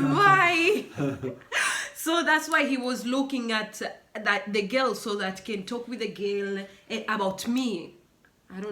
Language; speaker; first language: English; non-native, local second language; Swahili